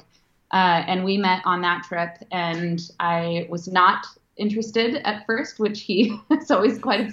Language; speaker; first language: English; native; English